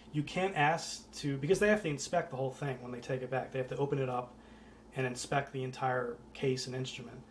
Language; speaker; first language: English; native; English